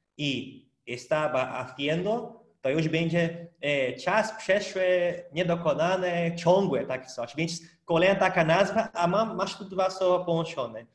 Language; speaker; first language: Polish; non-native, fluent; Portuguese